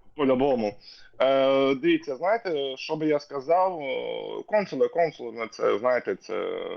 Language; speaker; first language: Ukrainian; native; Ukrainian